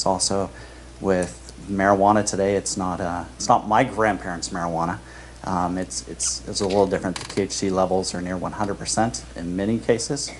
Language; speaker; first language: English; native; English